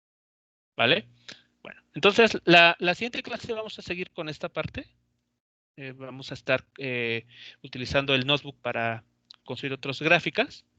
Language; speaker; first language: Spanish; native; Spanish